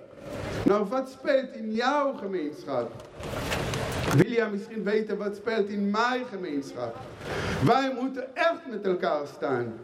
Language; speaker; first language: Dutch; non-native, fluent; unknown